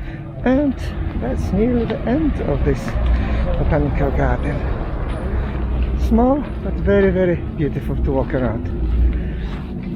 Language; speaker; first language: English; non-native, fluent; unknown